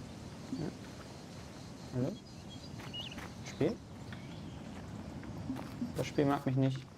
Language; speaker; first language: German; native; German